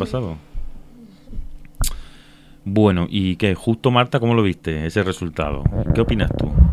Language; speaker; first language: Spanish; native; Spanish